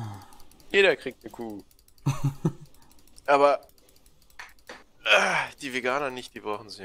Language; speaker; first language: German; native; German